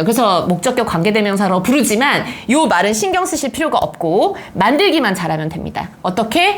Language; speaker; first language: Korean; native; Korean